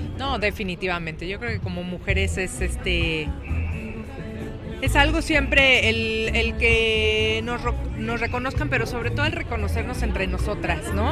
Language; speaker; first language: Spanish; native; Spanish